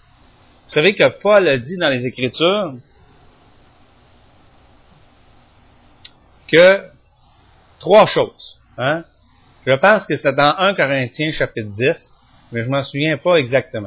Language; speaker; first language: French; native; French